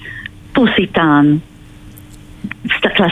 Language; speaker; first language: Greek; non-native, fluent; English